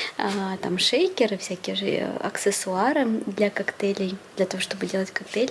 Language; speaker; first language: Russian; native; Russian